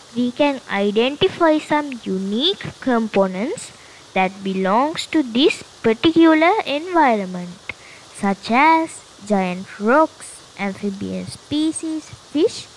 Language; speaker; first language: English; non-native, local second language; Sinhala